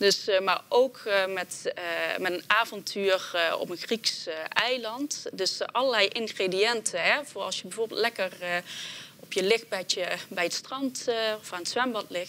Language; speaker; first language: Dutch; native; Dutch